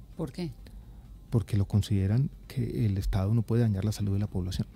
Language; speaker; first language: Spanish; native; Spanish